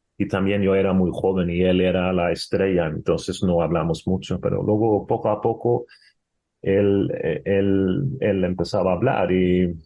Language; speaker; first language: Spanish; non-native, fluent; Swedish